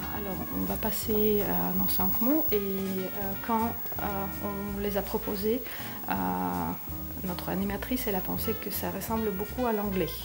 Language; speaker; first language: French; non-native, fluent; Ukrainian